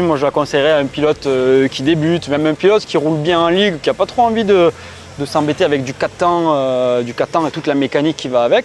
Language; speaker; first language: French; native; French